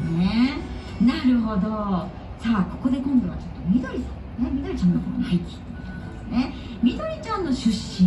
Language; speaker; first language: Japanese; native; Japanese